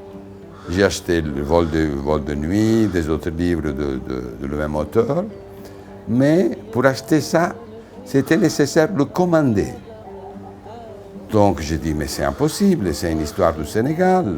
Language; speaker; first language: French; non-native, fluent; Italian